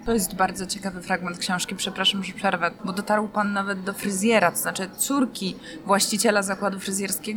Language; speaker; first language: Polish; native; Polish